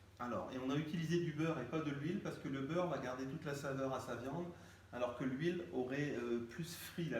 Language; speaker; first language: French; native; French